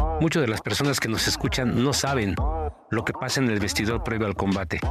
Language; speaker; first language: Spanish; native; Spanish